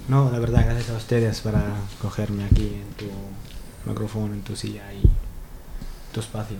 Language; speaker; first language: Spanish; non-native, learner; Arabic